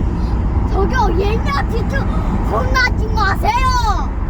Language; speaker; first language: Korean; early bilingual, other home language; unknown